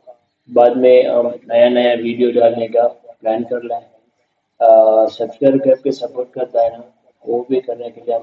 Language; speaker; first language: Hindi; non-native, learner; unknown